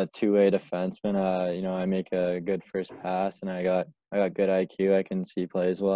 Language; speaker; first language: English; native; English